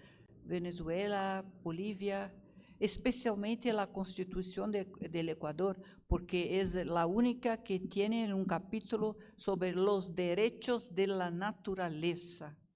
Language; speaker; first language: Spanish; non-native, learner; Portuguese